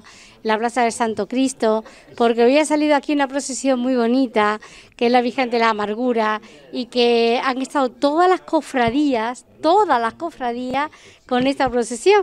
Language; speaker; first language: Spanish; native; Spanish